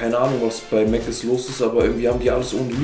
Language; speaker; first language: German; native; German